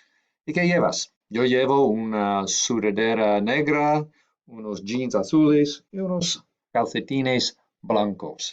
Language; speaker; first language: Spanish; non-native, fluent; English